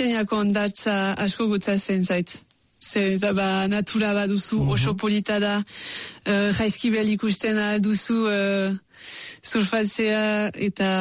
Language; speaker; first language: Basque; non-native, local second language; French